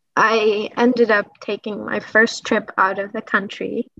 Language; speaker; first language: English; early bilingual, other home language; Persian